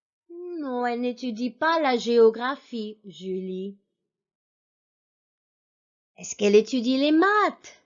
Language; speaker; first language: French; non-native, fluent; English